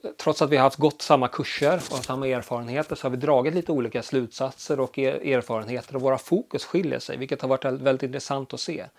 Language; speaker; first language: Swedish; early bilingual, other home language; Polish